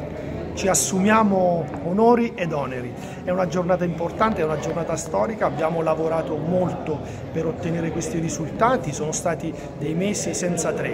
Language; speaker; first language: Italian; native; Italian